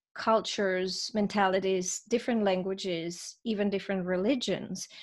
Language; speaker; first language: English; non-native, fluent; Croatian